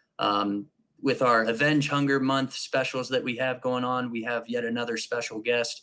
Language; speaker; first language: English; native; English